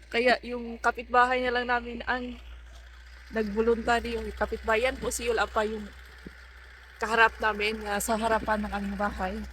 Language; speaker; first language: Filipino; non-native, local second language; Cebuano